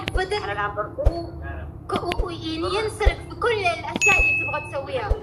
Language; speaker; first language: Arabic; native; Arabic